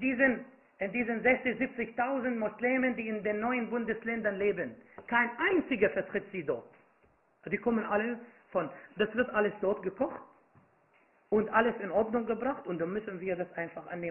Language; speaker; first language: German; non-native, fluent; Arabic